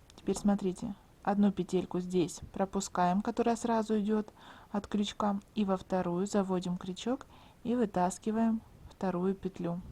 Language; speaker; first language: Russian; native; Russian